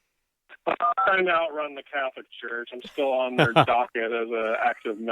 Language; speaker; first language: English; native; English